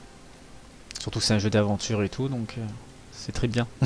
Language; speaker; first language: French; native; French